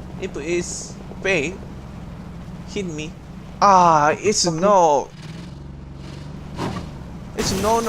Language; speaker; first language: English; non-native, learner; Korean